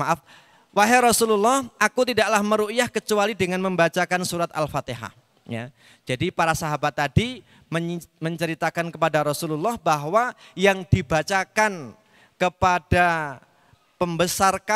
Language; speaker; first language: Indonesian; native; Indonesian